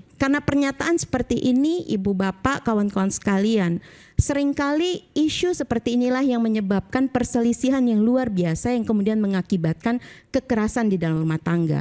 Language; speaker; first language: Indonesian; native; Indonesian